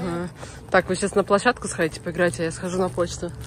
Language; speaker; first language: Russian; native; Russian